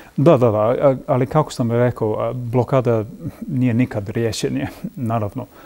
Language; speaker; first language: Croatian; non-native, fluent; English